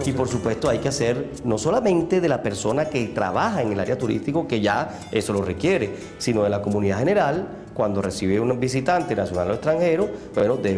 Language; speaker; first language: Spanish; native; Spanish